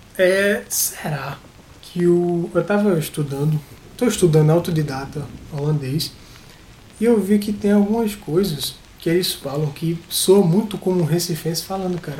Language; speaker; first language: Portuguese; native; Portuguese